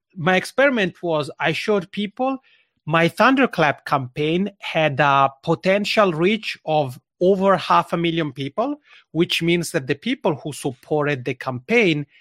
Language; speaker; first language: English; non-native, fluent; Italian